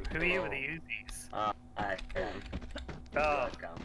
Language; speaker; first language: English; native; English